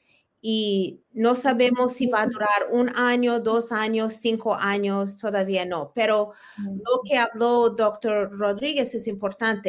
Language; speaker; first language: Spanish; early bilingual, heritage; Spanish